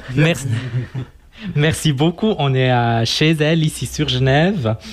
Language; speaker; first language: French; non-native, local second language; German